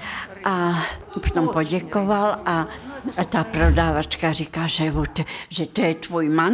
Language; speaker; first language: Czech; non-native, fluent; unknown